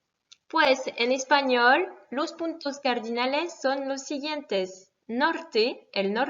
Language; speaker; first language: Spanish; non-native, fluent; French